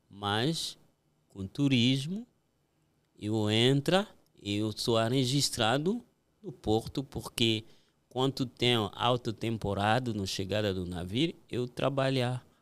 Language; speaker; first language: Portuguese; non-native, fluent; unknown